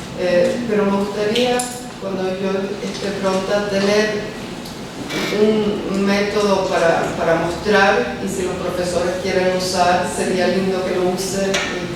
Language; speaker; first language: Spanish; early bilingual, heritage; Spanish